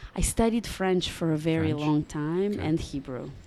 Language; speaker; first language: English; early bilingual, other home language; Russian